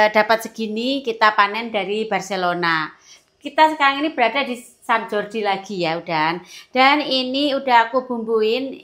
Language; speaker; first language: Indonesian; non-native, local second language; Javanese